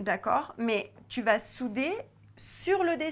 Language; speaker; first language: French; native; French